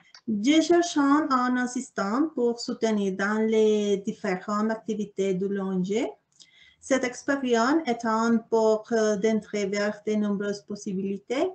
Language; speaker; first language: French; non-native, learner; Spanish